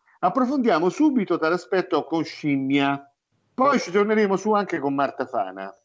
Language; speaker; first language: Italian; native; Italian